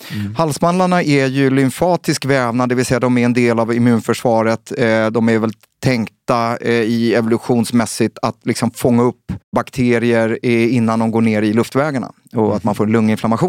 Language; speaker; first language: Swedish; native; Swedish